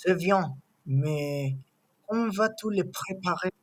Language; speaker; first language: French; non-native, learner; Spanish